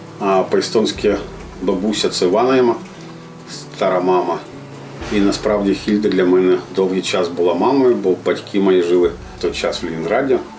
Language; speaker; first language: Ukrainian; non-native, local second language; Russian